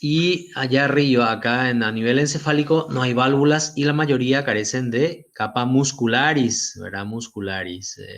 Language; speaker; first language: Spanish; native; Spanish